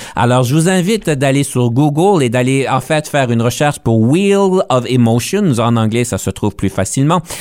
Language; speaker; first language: French; native; French